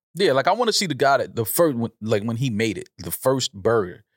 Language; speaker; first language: English; native; English